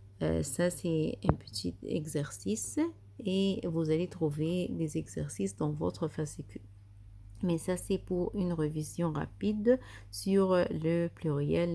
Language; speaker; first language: French; non-native, fluent; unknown